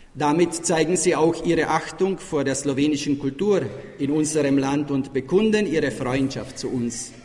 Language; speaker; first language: German; non-native, local second language; Slovenian